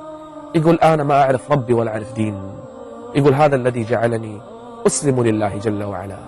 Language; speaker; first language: Arabic; native; Arabic